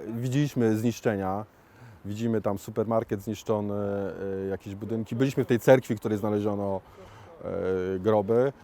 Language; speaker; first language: Polish; native; Polish